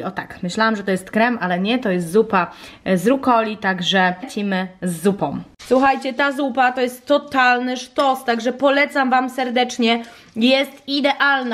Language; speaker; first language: Polish; native; Polish